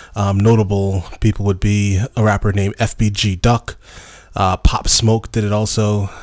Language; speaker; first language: English; native; English